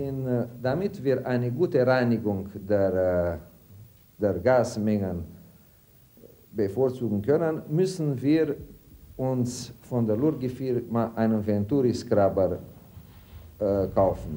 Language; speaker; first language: German; non-native, fluent; Romanian